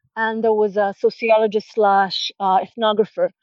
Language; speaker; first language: English; non-native, fluent; Hebrew